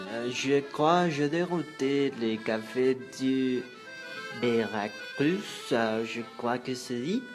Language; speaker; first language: French; non-native, learner; Spanish